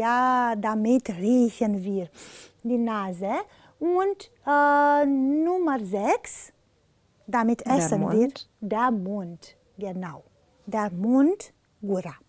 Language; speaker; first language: German; non-native, fluent; Romanian